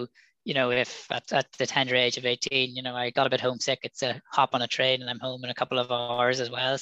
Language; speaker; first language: English; native; English